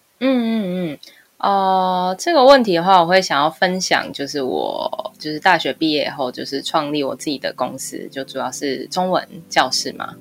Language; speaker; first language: Chinese; native; Chinese